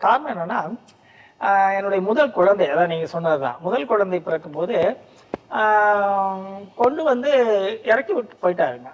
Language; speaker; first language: Tamil; native; Tamil